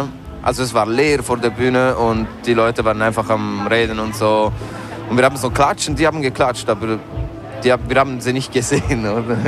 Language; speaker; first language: German; non-native, fluent; French